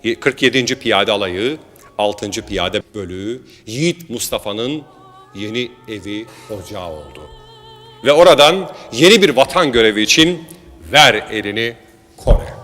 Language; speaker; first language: Turkish; native; Turkish